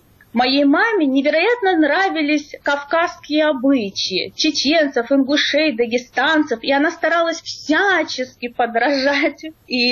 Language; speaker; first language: Russian; native; Russian